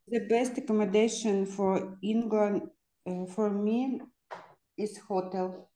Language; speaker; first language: English; non-native, learner; Ukrainian